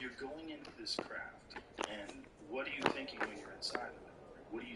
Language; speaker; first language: English; native; English